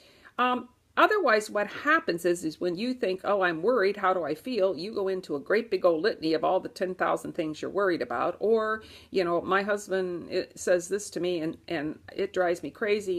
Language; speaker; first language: English; native; English